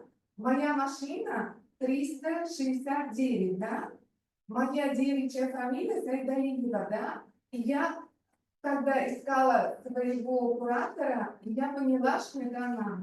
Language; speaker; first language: Russian; non-native, local second language; Uzbek